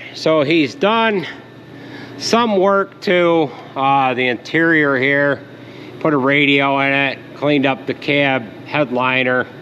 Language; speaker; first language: English; native; English